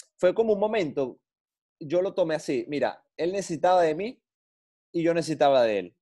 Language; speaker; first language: Spanish; native; Spanish